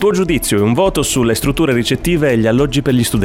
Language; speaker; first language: Italian; native; Italian